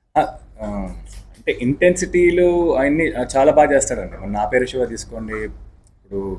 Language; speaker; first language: Telugu; native; Telugu